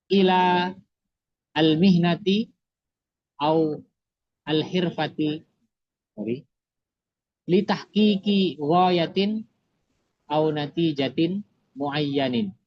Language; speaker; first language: Arabic; non-native, fluent; Indonesian